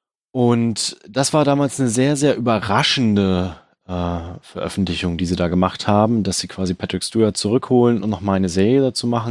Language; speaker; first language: German; native; German